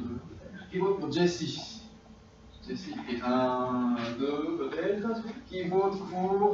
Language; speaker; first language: French; non-native, fluent; English